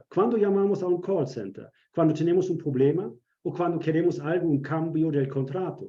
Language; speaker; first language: Spanish; non-native, fluent; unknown